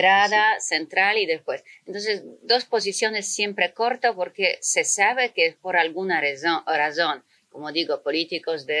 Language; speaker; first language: Spanish; non-native, fluent; Polish